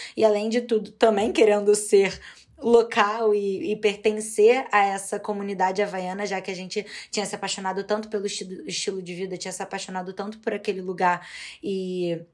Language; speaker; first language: Portuguese; native; Portuguese